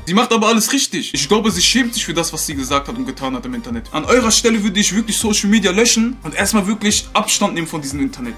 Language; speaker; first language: German; native; German